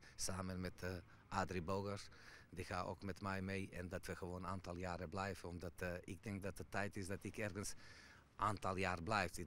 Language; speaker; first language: Dutch; non-native, fluent; Serbian